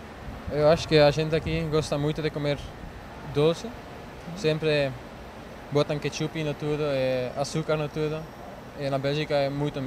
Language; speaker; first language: Portuguese; non-native, learner; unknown